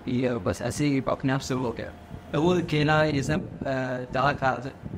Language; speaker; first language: Hindi; native; Hindi